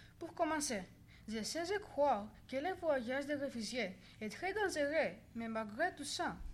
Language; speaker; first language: French; non-native, learner; Greek